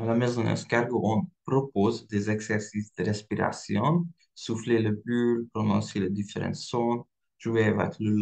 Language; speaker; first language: French; non-native, fluent; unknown